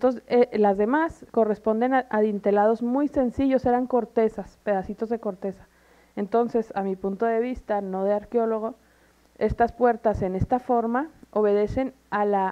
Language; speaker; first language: Spanish; native; Spanish